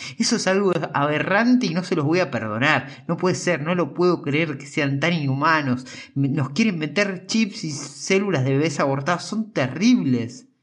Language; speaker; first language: Spanish; native; Spanish